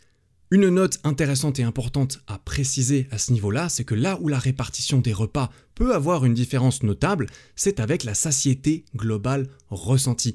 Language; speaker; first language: French; native; French